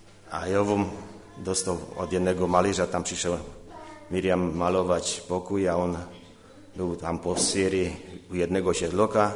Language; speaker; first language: Polish; non-native, learner; Czech